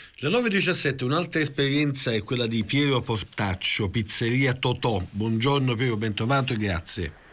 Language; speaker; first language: Italian; native; Italian